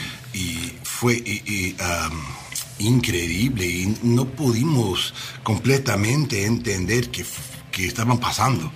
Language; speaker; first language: Spanish; non-native, learner; English